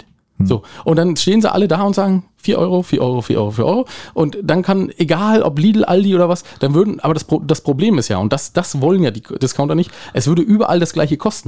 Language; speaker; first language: German; native; German